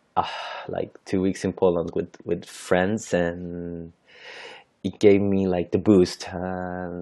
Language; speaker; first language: English; non-native, fluent; Spanish